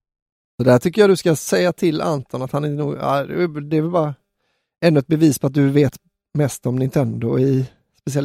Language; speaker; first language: Swedish; native; Swedish